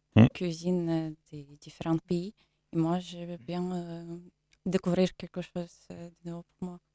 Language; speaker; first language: French; non-native, learner; Russian